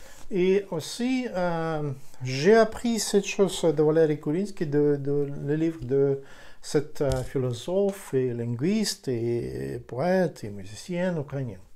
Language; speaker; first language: French; non-native, fluent; Ukrainian